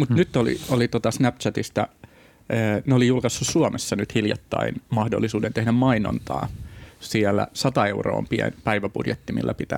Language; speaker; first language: Finnish; native; Finnish